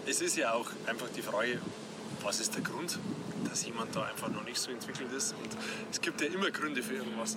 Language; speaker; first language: German; native; German